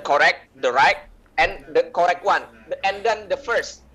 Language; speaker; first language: English; non-native, learner; Indonesian